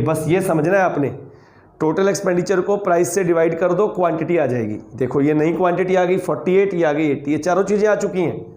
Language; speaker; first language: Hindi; native; Hindi